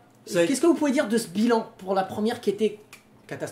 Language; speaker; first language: French; native; French